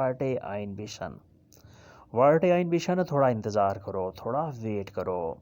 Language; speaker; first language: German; non-native, fluent; Urdu